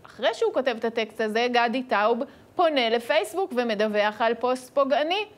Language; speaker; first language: Hebrew; native; Hebrew